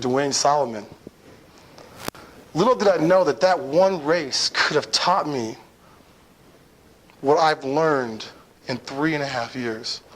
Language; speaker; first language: English; native; English